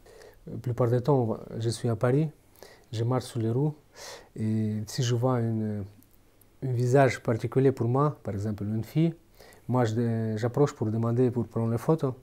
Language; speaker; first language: French; non-native, fluent; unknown